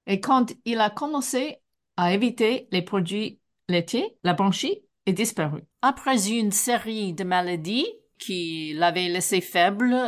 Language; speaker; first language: French; non-native, fluent; English